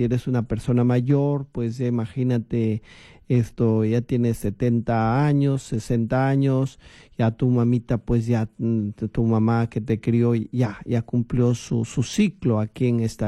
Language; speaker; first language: Spanish; native; Spanish